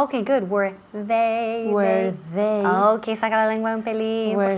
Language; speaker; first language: Spanish; non-native, fluent; English